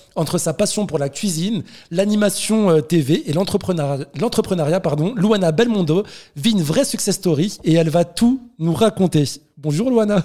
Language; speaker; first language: French; non-native, local second language; Arabic